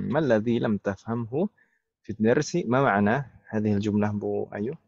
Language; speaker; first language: Arabic; non-native, fluent; Indonesian